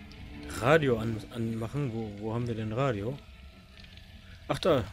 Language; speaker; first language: German; native; German